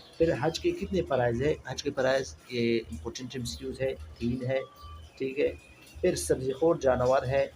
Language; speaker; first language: Urdu; non-native, local second language; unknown